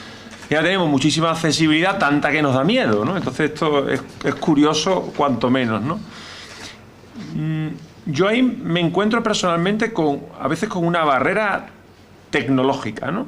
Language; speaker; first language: Spanish; native; Spanish